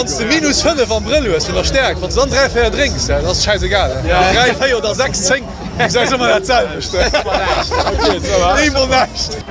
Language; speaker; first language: German; native; German